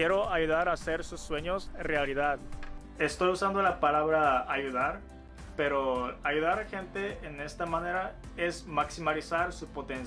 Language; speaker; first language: Spanish; non-native, fluent; Japanese